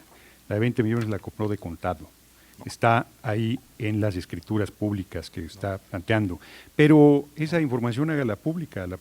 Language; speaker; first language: Spanish; native; Spanish